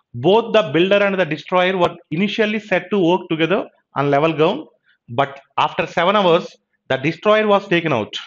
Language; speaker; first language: English; non-native, local second language; Telugu